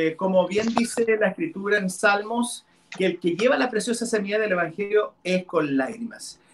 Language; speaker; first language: Spanish; non-native, local second language; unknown